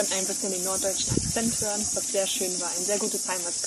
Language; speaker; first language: German; native; German